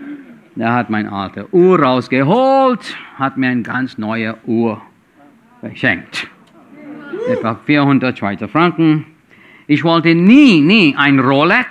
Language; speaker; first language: German; non-native, fluent; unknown